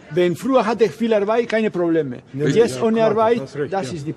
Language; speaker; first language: German; non-native, learner; Spanish